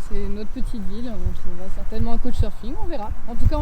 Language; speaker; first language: French; native; French